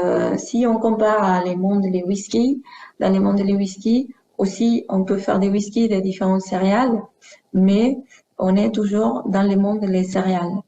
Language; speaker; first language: French; non-native, fluent; Spanish